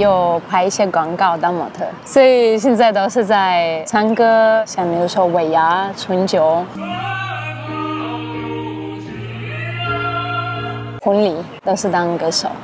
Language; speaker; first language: Chinese; non-native, fluent; Russian